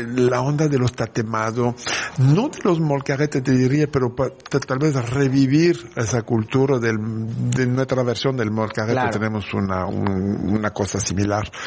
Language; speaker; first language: Spanish; non-native, fluent; French